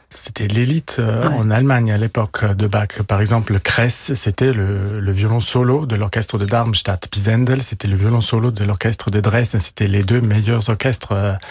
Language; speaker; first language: French; non-native, fluent; German